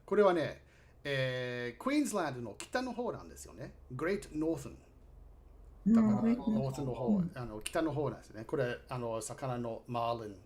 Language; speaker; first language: Japanese; non-native, fluent; English